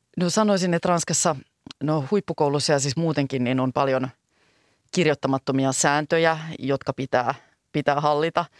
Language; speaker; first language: Finnish; native; Finnish